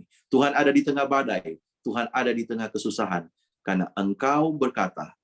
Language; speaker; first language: Indonesian; native; Indonesian